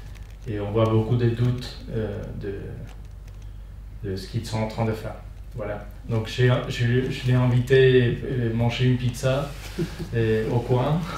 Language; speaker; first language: French; non-native, fluent; Spanish